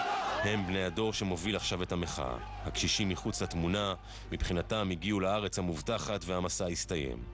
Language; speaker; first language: Hebrew; native; Hebrew